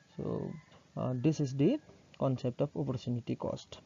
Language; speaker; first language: English; non-native, local second language; Assamese